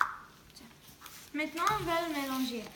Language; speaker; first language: French; non-native, local second language; English